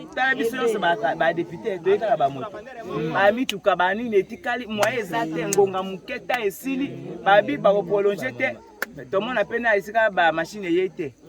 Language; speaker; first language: Lingala; native; Lingala